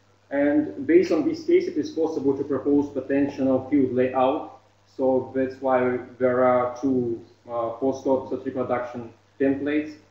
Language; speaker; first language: English; non-native, fluent; Russian